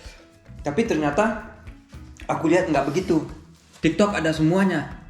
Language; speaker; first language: Indonesian; early bilingual, heritage; German